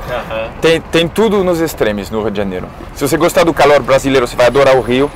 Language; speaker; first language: Portuguese; non-native, fluent; French